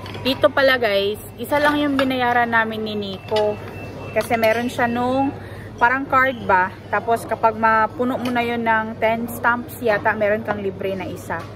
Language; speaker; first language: Filipino; non-native, local second language; Cebuano